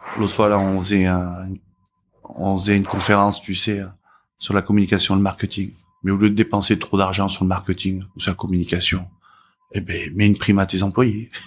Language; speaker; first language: French; early bilingual, other home language; Korean